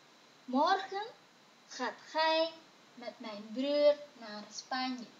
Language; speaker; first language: Dutch; non-native, fluent; Indonesian